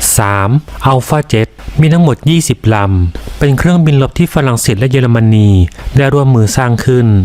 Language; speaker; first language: Thai; native; Thai